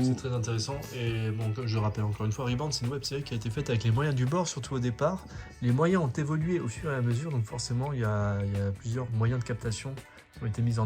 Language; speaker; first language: French; native; French